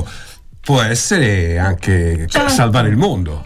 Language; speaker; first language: Italian; native; Italian